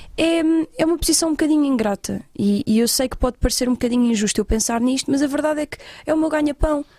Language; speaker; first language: Portuguese; native; Portuguese